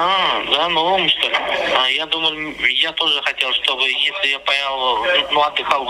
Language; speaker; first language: Russian; non-native, local second language; Turkmen